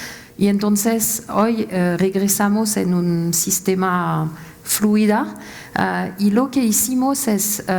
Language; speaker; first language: Spanish; non-native, fluent; French